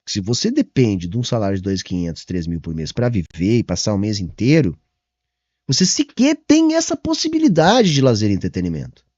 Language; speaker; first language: Portuguese; native; Portuguese